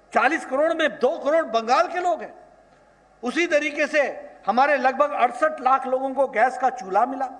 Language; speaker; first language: Hindi; native; Hindi